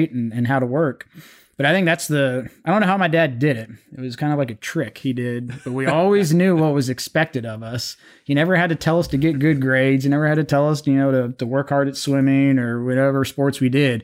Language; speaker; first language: English; native; English